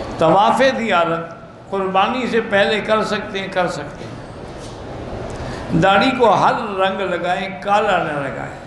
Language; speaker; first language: Urdu; native; Urdu